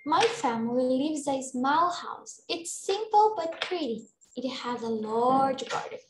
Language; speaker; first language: English; non-native, fluent; Portuguese